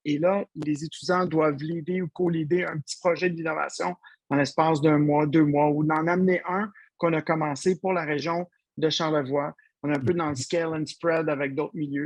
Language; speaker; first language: French; native; French